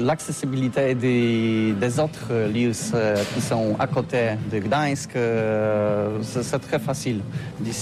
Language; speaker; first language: French; non-native, learner; Polish